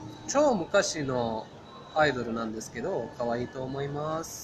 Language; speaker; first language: Japanese; non-native, fluent; Persian